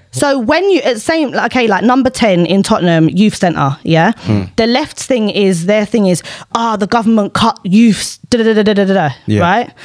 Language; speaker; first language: English; native; English